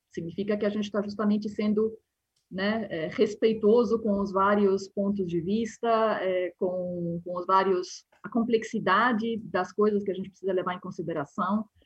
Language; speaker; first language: Portuguese; non-native, fluent; Spanish